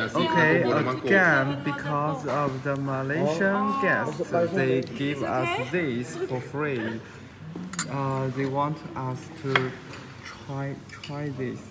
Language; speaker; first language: English; non-native, learner; Chinese